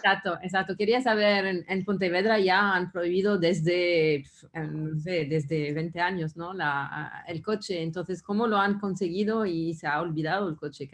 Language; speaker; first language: Spanish; non-native, fluent; French